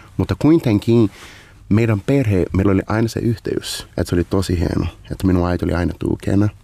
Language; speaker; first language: Finnish; non-native, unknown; Portuguese